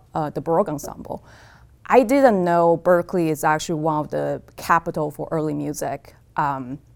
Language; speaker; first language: English; non-native, fluent; Chinese